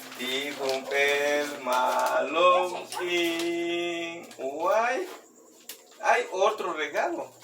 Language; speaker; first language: Spanish; native; Spanish